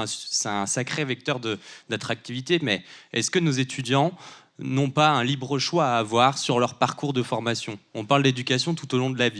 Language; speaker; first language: French; native; French